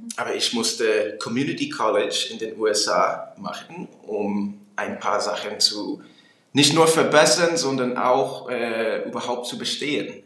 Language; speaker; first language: German; non-native, fluent; English